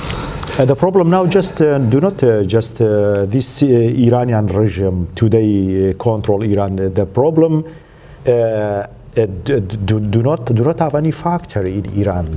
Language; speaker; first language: English; non-native, learner; Central Kurdish